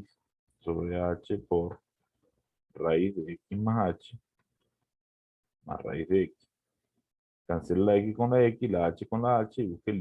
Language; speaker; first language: Spanish; native; Spanish